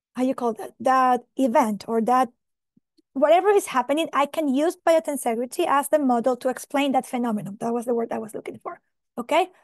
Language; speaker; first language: English; non-native, fluent; Spanish